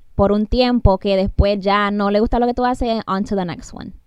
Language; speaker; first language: Spanish; early bilingual, heritage; Spanish